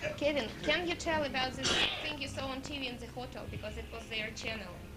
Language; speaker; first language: English; non-native, fluent; Russian